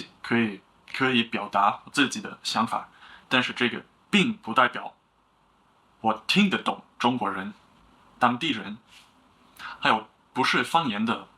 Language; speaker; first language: Chinese; non-native, learner; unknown